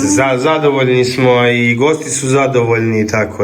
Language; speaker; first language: Croatian; native; Croatian